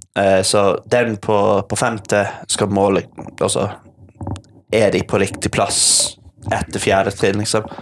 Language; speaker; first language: Norwegian; non-native, fluent; English